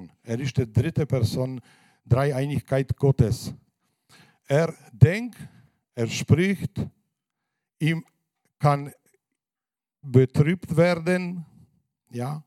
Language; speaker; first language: German; non-native, fluent; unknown